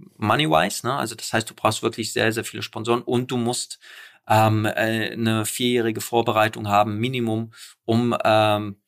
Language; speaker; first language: German; early bilingual, other home language; Polish